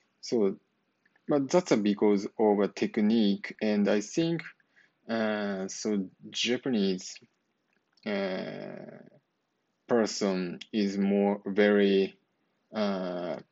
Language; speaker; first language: English; non-native, learner; Japanese